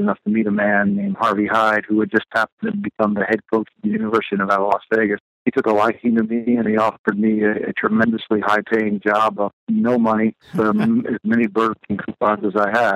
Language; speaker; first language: English; native; English